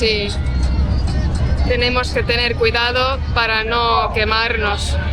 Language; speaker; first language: Spanish; non-native, fluent; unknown